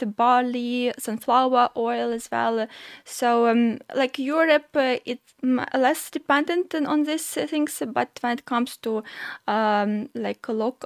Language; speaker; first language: English; non-native, fluent; Ukrainian